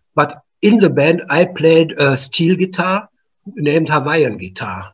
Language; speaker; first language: English; non-native, learner; German